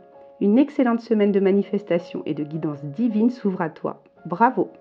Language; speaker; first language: French; native; French